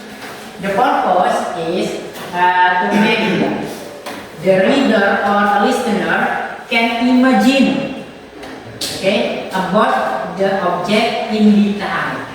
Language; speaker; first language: English; non-native, fluent; Indonesian